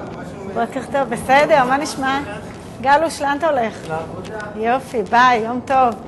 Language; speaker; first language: Hebrew; native; Hebrew